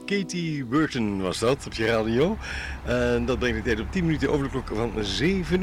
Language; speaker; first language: Dutch; native; Dutch